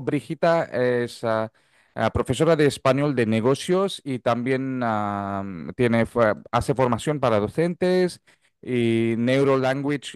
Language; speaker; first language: Spanish; non-native, fluent; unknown